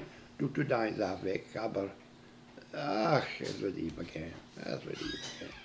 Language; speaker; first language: German; early bilingual, heritage; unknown